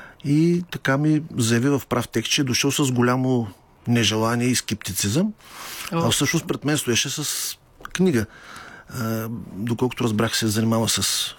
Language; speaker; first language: Bulgarian; native; Bulgarian